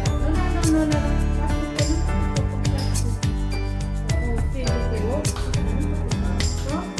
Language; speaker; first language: French; non-native, learner; Hmong